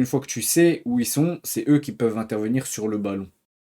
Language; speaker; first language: French; native; French